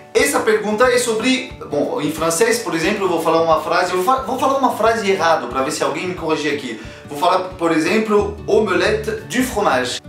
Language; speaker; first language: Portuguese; non-native, fluent; French